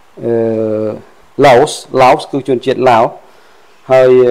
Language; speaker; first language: Arabic; non-native, fluent; Khmer